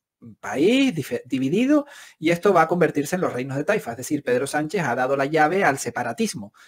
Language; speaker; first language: Spanish; native; Spanish